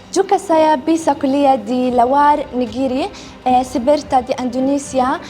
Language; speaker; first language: Indonesian; non-native, learner; Arabic